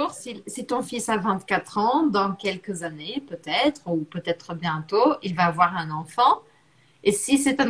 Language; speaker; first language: French; non-native, fluent; Portuguese